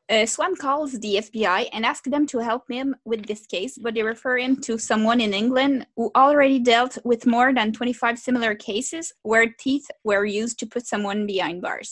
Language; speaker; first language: English; non-native, fluent; French